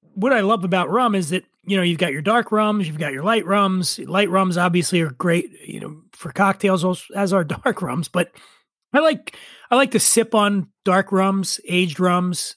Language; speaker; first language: English; native; English